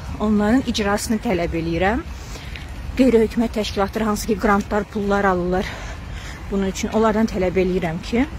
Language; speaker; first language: Azerbaijani; non-native, local second language; Talysh